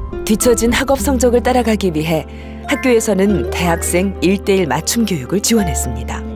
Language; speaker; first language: Korean; native; Korean